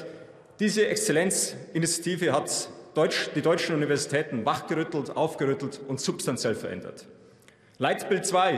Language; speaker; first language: German; native; German